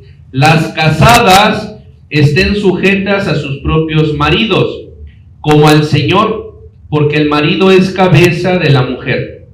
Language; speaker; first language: Spanish; native; Spanish